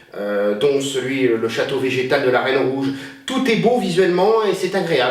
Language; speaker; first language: French; native; French